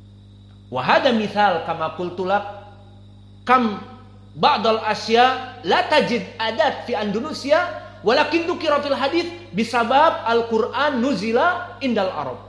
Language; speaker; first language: Arabic; non-native, fluent; Indonesian